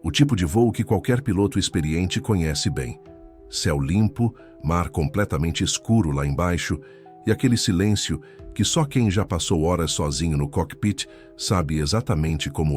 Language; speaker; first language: Portuguese; native; Portuguese